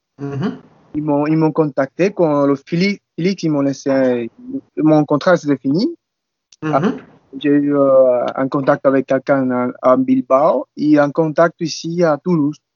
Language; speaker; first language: French; non-native, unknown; Spanish